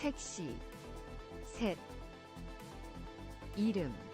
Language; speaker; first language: Korean; non-native, learner; English